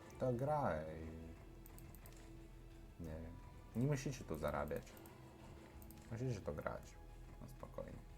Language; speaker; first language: Polish; non-native, learner; Russian